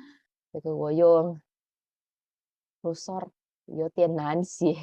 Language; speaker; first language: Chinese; non-native, fluent; Indonesian